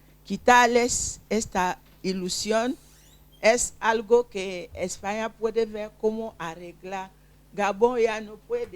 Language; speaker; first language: Spanish; non-native, fluent; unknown